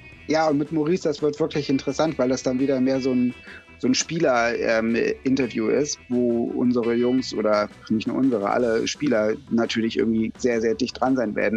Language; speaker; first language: German; native; German